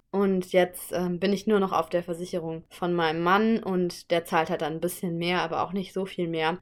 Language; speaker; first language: German; native; German